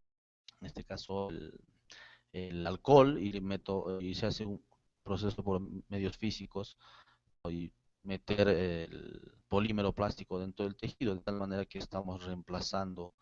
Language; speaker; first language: Spanish; native; Spanish